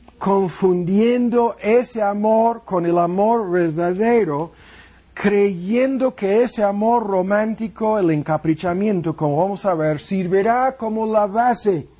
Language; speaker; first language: Spanish; non-native, fluent; English